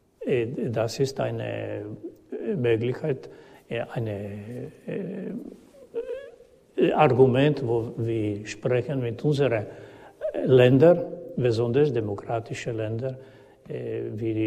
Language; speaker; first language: German; non-native, learner; Croatian